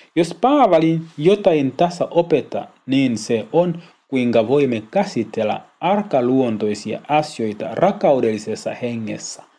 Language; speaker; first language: Finnish; non-native, learner; Swahili